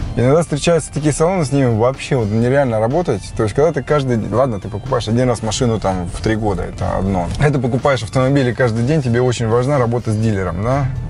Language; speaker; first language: Russian; native; Russian